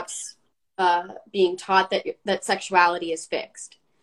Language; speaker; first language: English; native; English